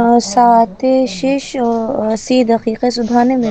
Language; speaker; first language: Persian; non-native, learner; Urdu